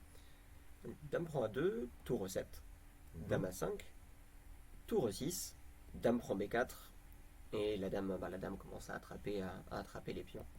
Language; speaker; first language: French; native; French